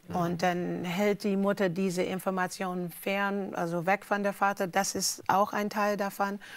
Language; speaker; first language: German; non-native, fluent; English